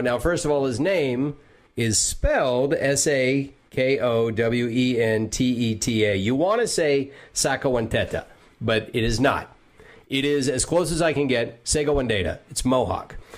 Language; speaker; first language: English; native; English